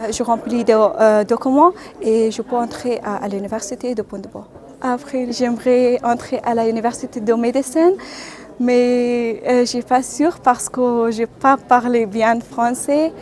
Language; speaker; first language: French; non-native, learner; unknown